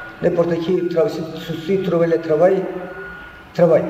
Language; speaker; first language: French; non-native, learner; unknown